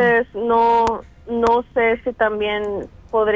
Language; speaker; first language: Spanish; early bilingual, other home language; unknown